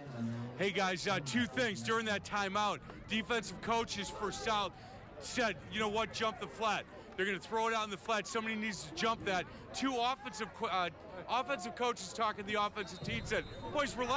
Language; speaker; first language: English; native; English